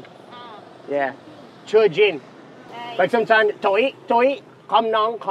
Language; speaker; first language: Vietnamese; non-native, learner; English